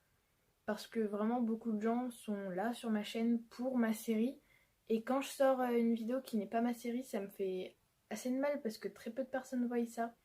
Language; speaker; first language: French; native; French